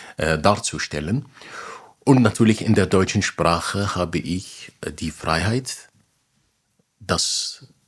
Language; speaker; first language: German; non-native, fluent; Arabic